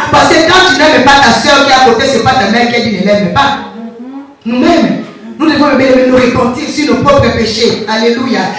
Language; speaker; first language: French; non-native, local second language; Lingala